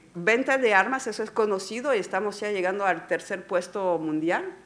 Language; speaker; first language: Spanish; non-native, fluent; French